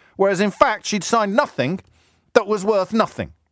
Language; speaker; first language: English; native; English